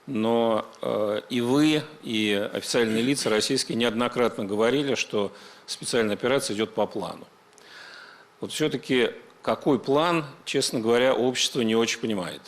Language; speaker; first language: Russian; native; Russian